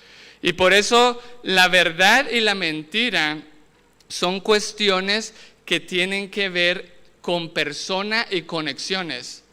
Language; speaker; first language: Spanish; native; Spanish